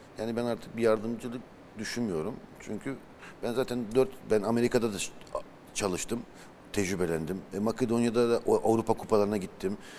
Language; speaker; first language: Turkish; early bilingual, heritage; Turkish